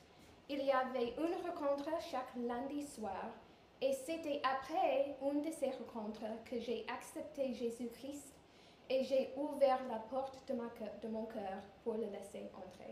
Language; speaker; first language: French; non-native, learner; English